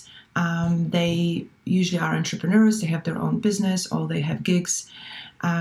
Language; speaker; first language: English; non-native, fluent; Polish